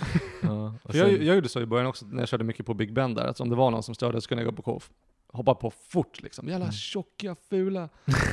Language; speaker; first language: Swedish; native; Swedish